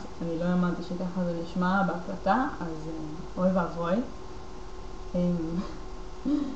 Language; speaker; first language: Hebrew; native; Hebrew